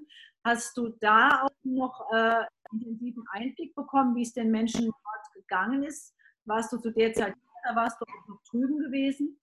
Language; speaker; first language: German; native; German